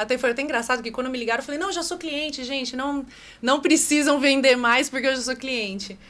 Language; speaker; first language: Portuguese; native; Portuguese